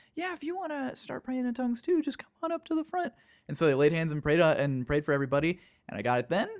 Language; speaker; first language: English; native; English